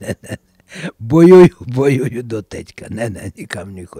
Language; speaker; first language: Czech; non-native, fluent; Russian